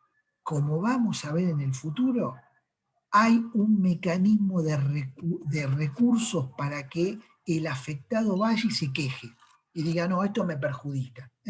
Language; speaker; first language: Spanish; native; Spanish